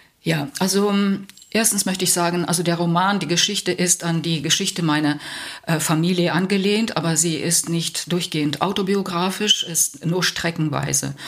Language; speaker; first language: German; early bilingual, heritage; Plautdietsch